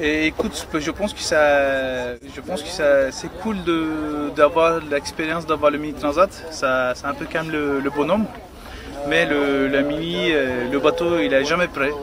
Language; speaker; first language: French; non-native, fluent; Turkish